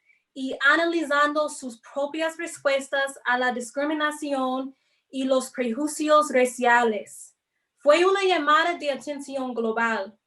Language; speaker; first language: Spanish; non-native, fluent; English